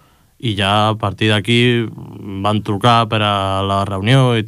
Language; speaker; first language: Catalan; non-native, local second language; Spanish